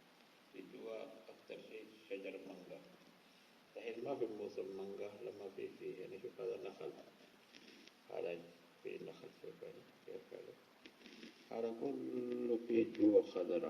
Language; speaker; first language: Arabic; non-native, learner; Urdu